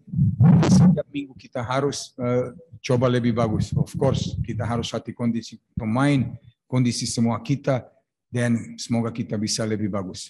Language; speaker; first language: Indonesian; non-native, fluent; Serbian